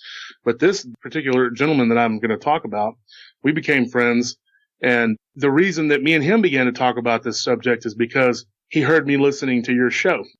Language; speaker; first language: English; native; English